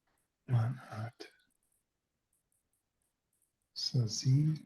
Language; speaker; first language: German; non-native, learner; English